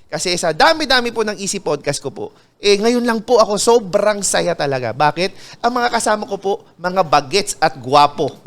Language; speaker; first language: Filipino; native; Filipino